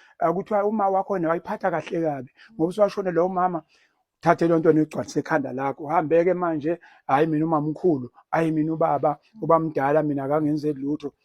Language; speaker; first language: Zulu; native; Zulu